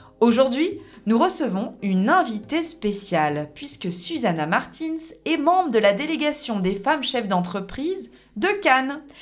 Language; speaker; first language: French; native; French